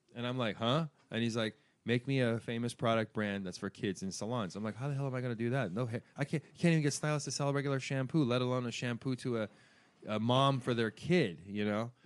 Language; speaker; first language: English; early bilingual, other home language; Persian